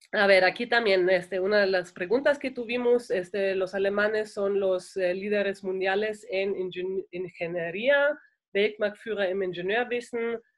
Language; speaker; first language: Spanish; non-native, fluent; German